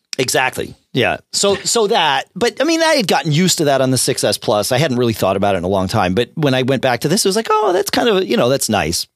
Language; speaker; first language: English; native; English